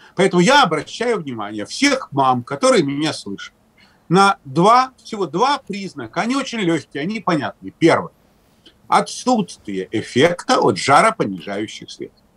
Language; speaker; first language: Russian; native; Russian